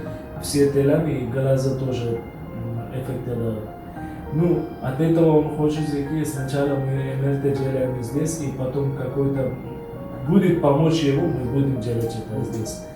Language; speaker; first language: Russian; non-native, learner; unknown